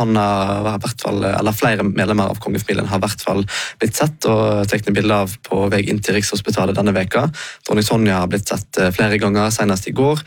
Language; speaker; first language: Norwegian; native; Norwegian